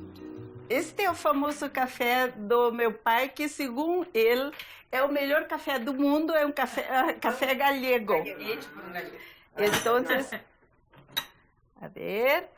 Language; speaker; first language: Portuguese; early bilingual, other home language; Galician